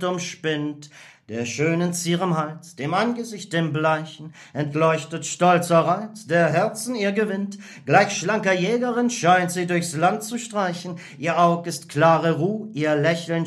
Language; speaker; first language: German; native; German